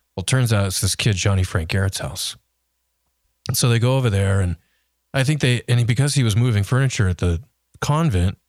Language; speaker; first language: English; native; English